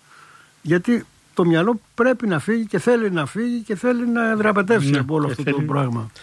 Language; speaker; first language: Greek; native; Greek